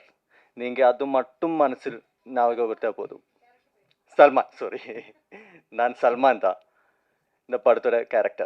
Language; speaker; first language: Tamil; non-native, learner; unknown